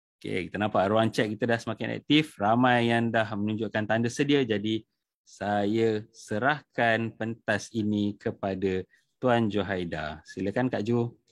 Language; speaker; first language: Malay; native; Malay